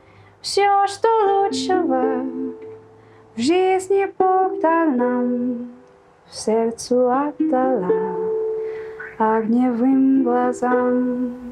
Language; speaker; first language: Russian; non-native, fluent; English